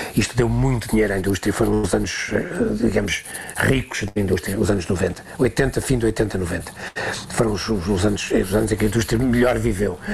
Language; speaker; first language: Portuguese; native; Portuguese